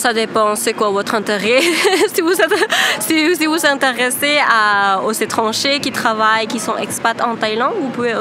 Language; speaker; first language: French; non-native, fluent; Thai